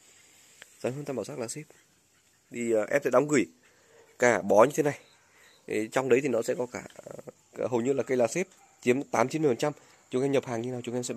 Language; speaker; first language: Vietnamese; native; Vietnamese